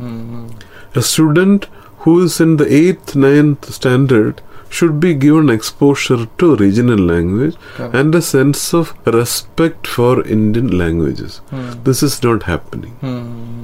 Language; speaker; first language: English; non-native, local second language; Malayalam